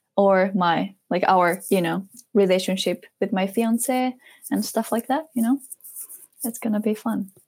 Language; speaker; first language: English; non-native, fluent; Japanese